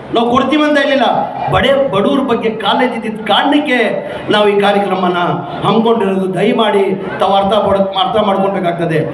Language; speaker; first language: Kannada; non-native, local second language; Urdu